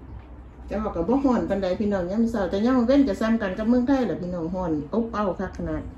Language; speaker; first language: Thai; non-native, local second language; Lao